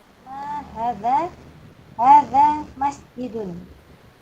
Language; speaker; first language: Arabic; non-native, learner; Indonesian